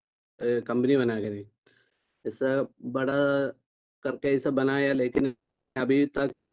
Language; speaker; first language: Hindi; non-native, local second language; Malayalam